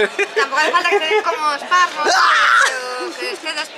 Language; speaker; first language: Spanish; native; Spanish